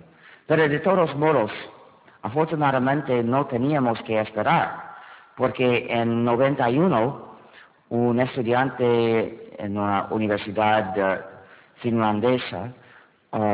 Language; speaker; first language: Spanish; non-native, fluent; English